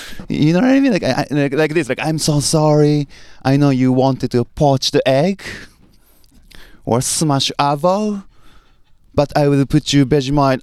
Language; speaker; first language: English; non-native, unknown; Japanese